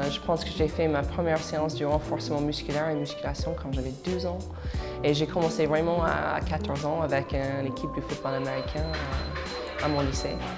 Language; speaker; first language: French; non-native, fluent; English